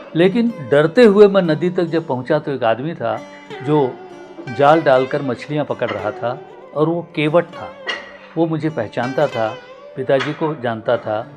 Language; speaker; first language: Hindi; non-native, local second language; Marathi